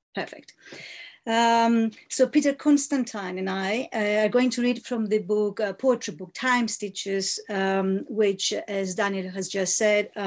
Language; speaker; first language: English; non-native, fluent; Greek